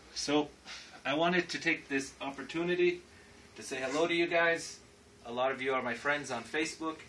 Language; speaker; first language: English; native; English